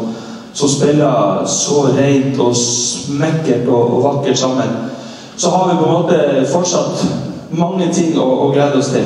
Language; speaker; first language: Norwegian; native; Norwegian